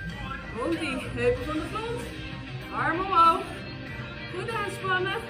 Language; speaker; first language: Dutch; native; Dutch